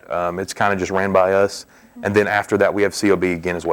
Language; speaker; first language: English; native; English